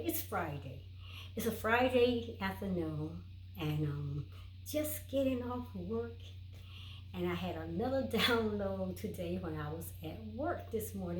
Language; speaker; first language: English; native; English